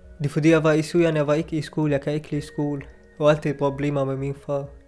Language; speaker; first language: Danish; non-native, learner; Arabic